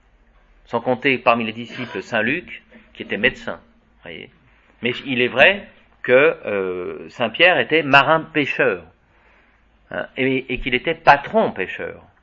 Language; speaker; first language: French; native; French